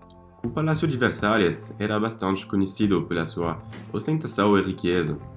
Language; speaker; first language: Portuguese; non-native, fluent; French